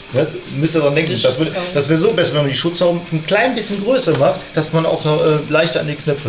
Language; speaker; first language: German; native; German